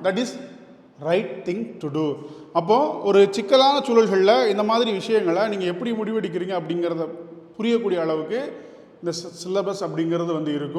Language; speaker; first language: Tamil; native; Tamil